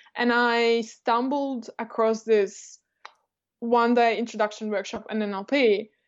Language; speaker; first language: English; early bilingual, other home language; Russian